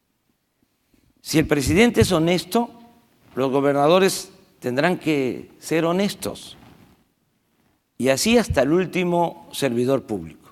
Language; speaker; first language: Spanish; native; Spanish